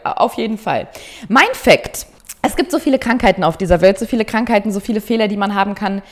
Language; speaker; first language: German; native; German